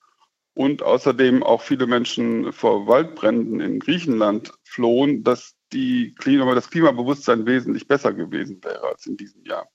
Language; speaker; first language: German; native; German